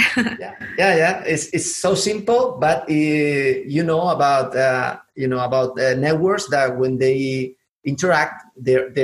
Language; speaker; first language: English; non-native, fluent; Spanish